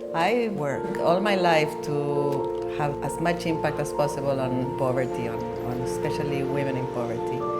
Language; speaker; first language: English; non-native, fluent; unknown